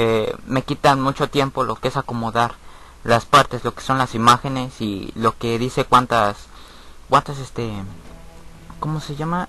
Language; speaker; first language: Spanish; native; Spanish